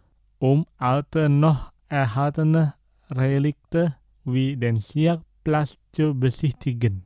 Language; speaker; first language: German; non-native, fluent; Indonesian